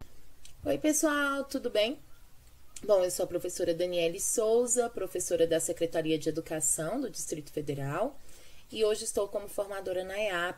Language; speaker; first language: Portuguese; native; Portuguese